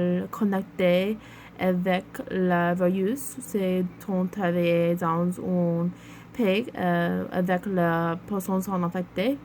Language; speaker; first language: French; non-native, learner; English